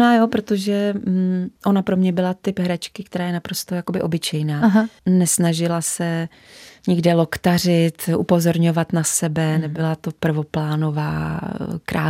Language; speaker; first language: Czech; native; Czech